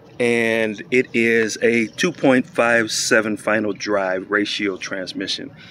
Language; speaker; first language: English; native; English